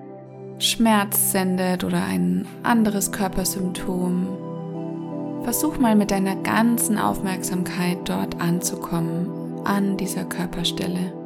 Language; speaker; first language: German; native; German